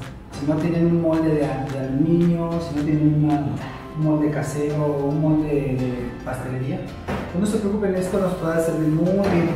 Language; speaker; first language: Spanish; native; Spanish